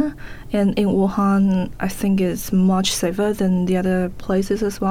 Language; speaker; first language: English; non-native, fluent; Chinese